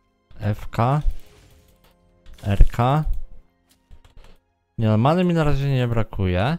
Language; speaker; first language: Polish; native; Polish